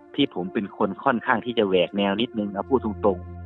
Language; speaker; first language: Thai; native; Thai